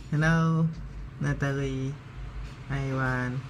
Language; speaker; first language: English; non-native, learner; Thai